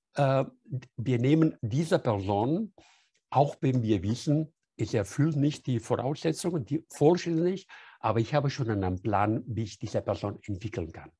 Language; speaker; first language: German; non-native, fluent; Spanish